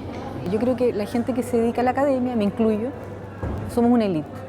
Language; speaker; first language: Spanish; non-native, fluent; Portuguese